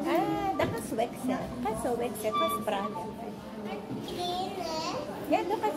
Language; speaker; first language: German; non-native, learner; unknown